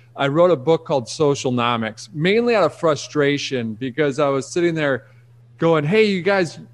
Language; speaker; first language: English; native; English